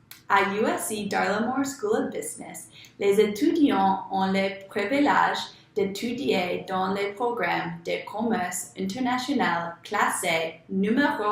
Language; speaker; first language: French; non-native, learner; English